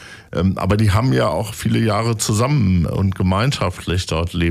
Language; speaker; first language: German; native; German